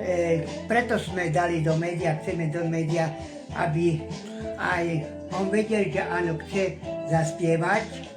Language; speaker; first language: Slovak; non-native, local second language; Romany